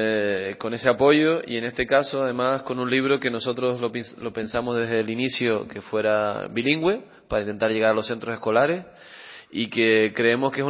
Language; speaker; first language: Spanish; native; Spanish